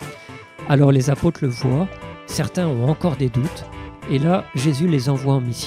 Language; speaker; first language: French; native; French